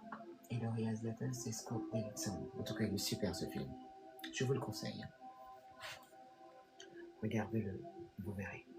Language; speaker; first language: French; native; French